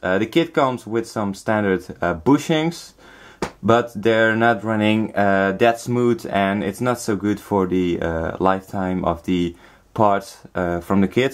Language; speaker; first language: English; non-native, fluent; Dutch